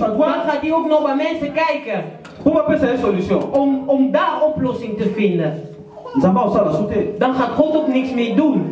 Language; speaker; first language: Dutch; early bilingual, other home language; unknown